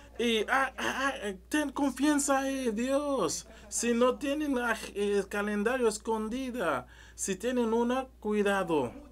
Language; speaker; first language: Spanish; non-native, learner; French